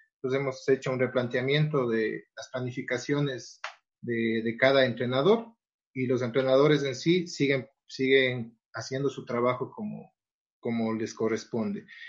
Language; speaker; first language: Spanish; native; Spanish